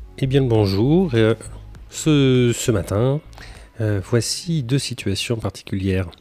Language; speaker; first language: French; native; French